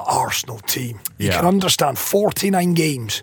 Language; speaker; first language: English; native; English